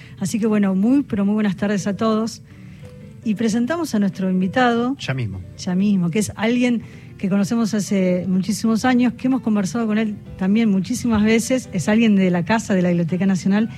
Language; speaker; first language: Spanish; native; Spanish